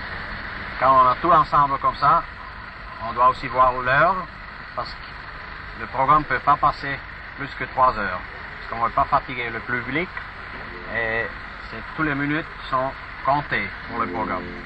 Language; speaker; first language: French; non-native, fluent; German